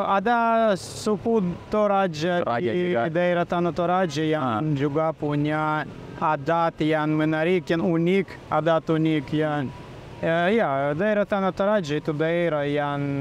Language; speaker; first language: Indonesian; non-native, learner; Russian